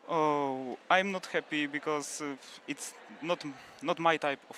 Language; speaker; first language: English; non-native, learner; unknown